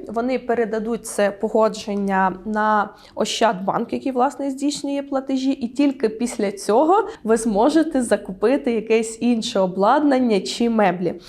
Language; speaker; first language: Ukrainian; native; Ukrainian